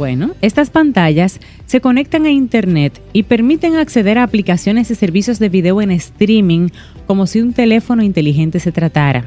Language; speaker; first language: Spanish; native; Spanish